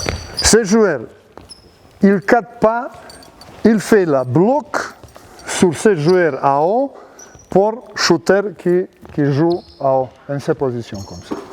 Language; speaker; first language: French; non-native, learner; Serbian